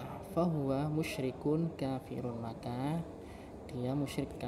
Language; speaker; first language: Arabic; non-native, fluent; Indonesian